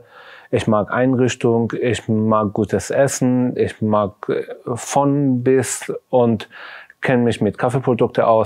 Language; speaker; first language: German; non-native, fluent; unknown